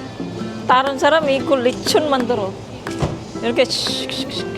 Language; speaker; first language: Korean; non-native, learner; Filipino